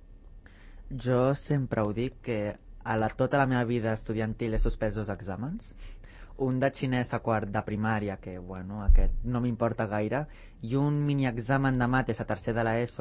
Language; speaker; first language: Catalan; native; Catalan